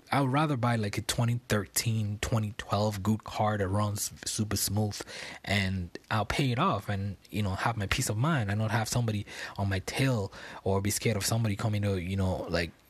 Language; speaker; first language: English; non-native, local second language; Yoruba